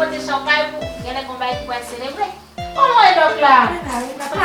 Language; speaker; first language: Portuguese; non-native, learner; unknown